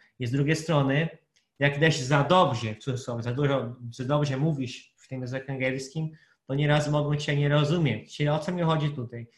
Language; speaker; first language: Polish; non-native, fluent; Portuguese